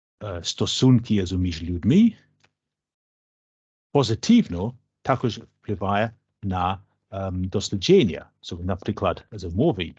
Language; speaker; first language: Ukrainian; non-native, learner; English